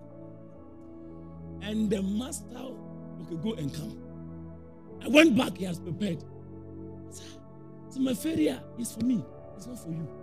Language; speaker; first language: English; non-native, local second language; Akan